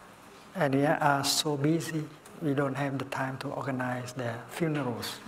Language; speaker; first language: English; non-native, fluent; Vietnamese